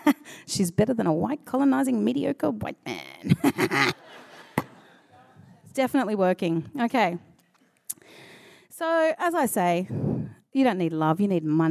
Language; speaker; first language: English; native; English